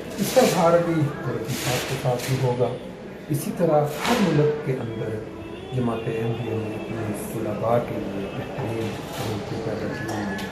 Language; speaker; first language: Urdu; non-native, local second language; Punjabi